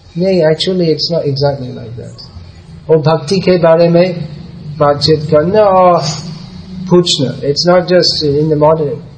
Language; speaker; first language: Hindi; non-native, fluent; English